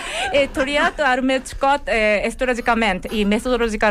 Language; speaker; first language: Catalan; non-native, learner; Japanese